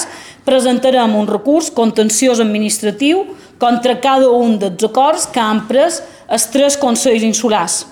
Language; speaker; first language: Catalan; native; Catalan